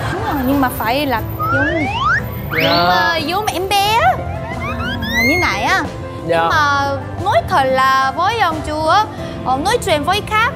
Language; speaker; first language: Vietnamese; non-native, fluent; Korean